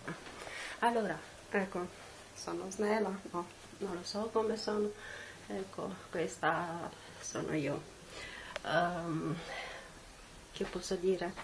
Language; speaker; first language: Italian; non-native, learner; Romanian